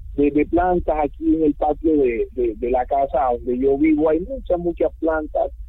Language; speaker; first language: Spanish; non-native, local second language; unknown